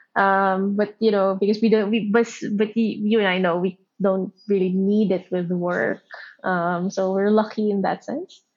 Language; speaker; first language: English; non-native, local second language; Filipino